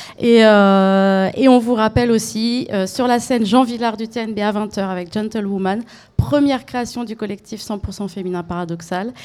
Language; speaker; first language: French; native; French